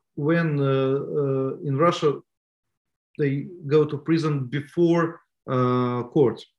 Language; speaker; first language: English; non-native, learner; Estonian